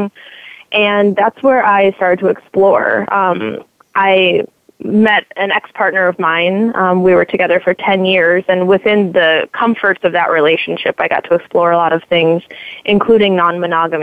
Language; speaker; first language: English; native; English